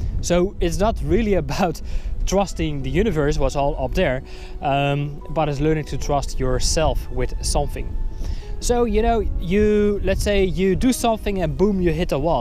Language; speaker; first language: English; non-native, fluent; Dutch